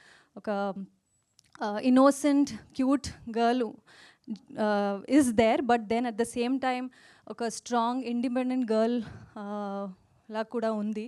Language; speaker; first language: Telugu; non-native, local second language; Kannada